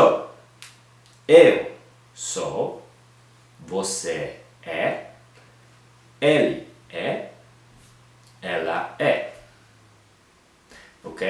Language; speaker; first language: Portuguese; non-native, fluent; Japanese